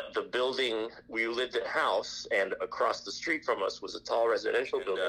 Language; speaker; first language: English; non-native, fluent; Spanish